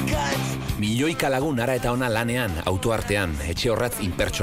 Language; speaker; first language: Basque; native; Basque